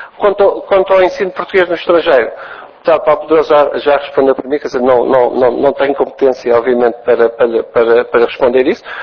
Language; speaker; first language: Portuguese; native; Portuguese